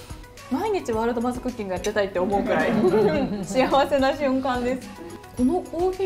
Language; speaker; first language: Japanese; native; Japanese